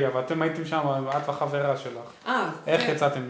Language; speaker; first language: Hebrew; native; Hebrew